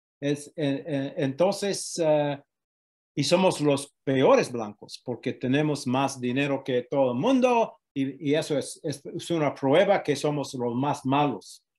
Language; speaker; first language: Spanish; non-native, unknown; English